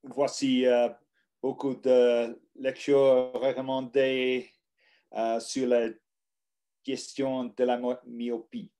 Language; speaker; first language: French; non-native, learner; English